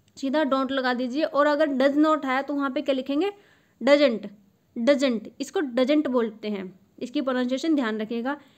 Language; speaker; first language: Hindi; native; Hindi